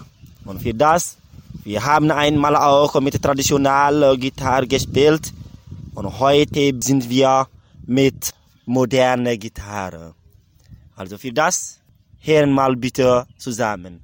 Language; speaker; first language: German; non-native, learner; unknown